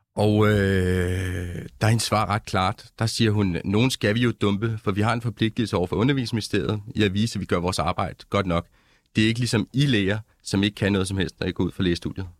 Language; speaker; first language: Danish; early bilingual, other home language; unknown